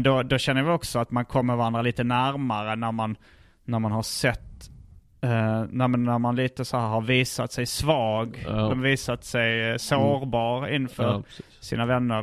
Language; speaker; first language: Swedish; native; Swedish